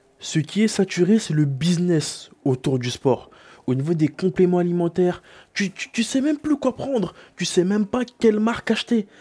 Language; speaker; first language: French; native; French